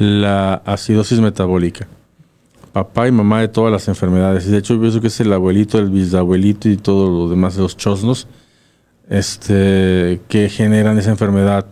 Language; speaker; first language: Spanish; native; Spanish